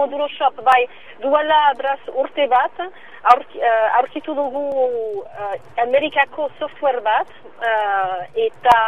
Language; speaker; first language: Basque; non-native, local second language; French